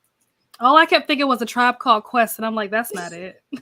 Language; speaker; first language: English; native; English